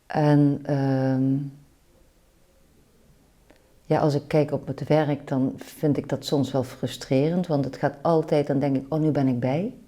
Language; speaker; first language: Dutch; native; Dutch